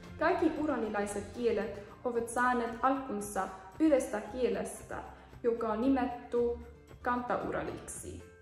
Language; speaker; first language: Finnish; non-native, learner; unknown